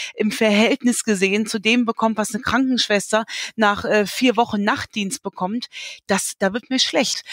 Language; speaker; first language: German; native; German